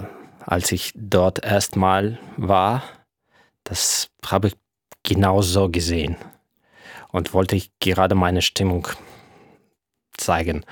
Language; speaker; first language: German; non-native, fluent; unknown